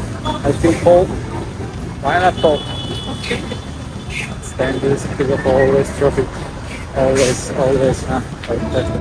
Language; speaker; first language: English; non-native, learner; Turkish